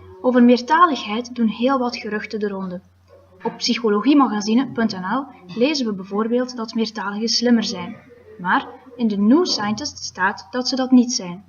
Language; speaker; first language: Dutch; native; Dutch